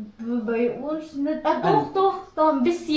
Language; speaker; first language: German; non-native, learner; Cebuano